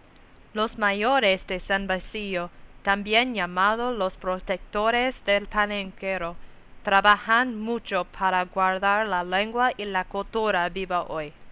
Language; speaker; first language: Spanish; non-native, learner; English